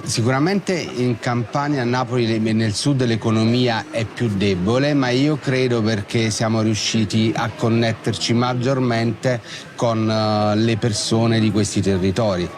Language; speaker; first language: Italian; native; Italian